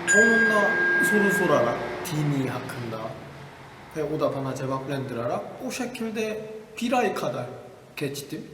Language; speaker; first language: Turkish; non-native, learner; Korean